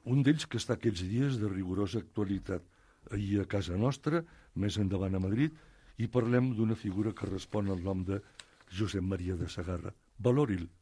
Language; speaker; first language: Catalan; native; Catalan